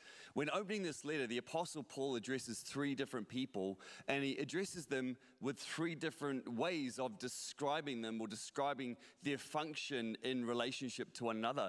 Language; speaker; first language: English; native; English